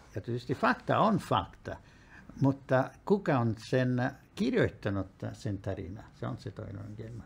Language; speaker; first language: Finnish; non-native, fluent; Italian